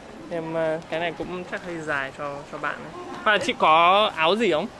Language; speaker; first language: Vietnamese; non-native, fluent; English